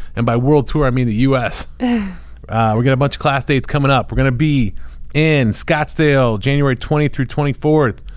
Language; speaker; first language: English; native; English